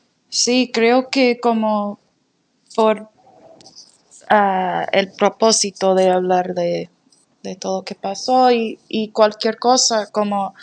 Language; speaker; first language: Spanish; non-native, fluent; English